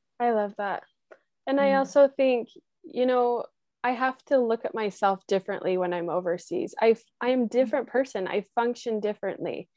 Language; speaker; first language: English; native; English